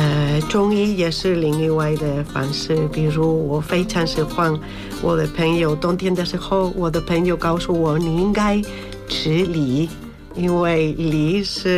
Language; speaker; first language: Chinese; non-native, learner; Spanish